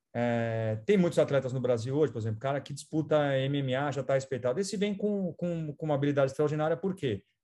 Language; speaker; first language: Portuguese; native; Portuguese